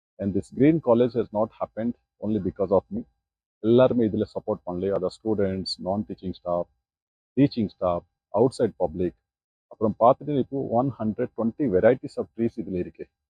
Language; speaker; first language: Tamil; non-native, learner; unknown